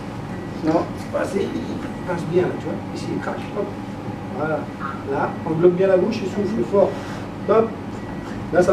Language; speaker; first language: French; native; French